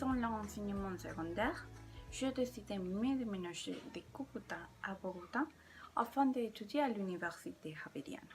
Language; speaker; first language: French; non-native, learner; Spanish